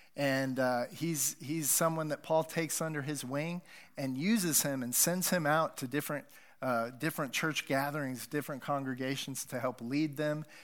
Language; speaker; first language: English; native; English